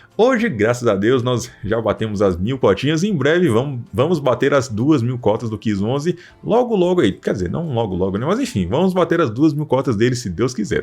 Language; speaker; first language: Portuguese; native; Portuguese